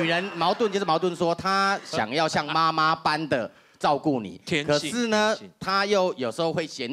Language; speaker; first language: Chinese; native; Chinese